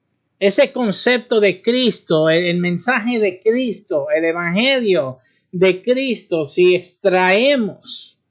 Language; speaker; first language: Spanish; early bilingual, heritage; Spanish